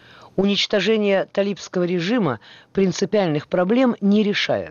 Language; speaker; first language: Russian; native; Russian